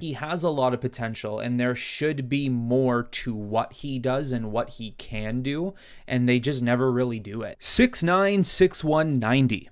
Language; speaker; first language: English; native; English